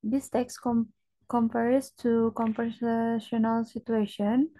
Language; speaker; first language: English; non-native, learner; Indonesian